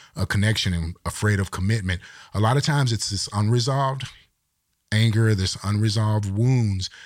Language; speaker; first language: English; native; English